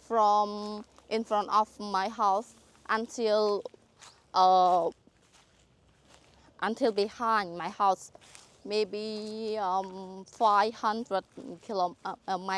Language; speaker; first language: English; non-native, learner; Khmer